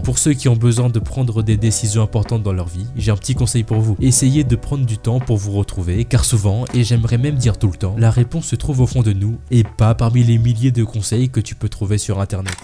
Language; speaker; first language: French; native; French